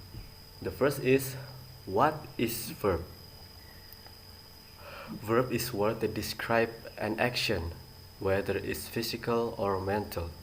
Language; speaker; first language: English; non-native, learner; Indonesian